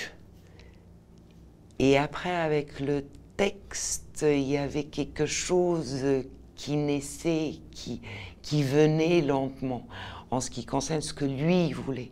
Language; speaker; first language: French; non-native, fluent; Portuguese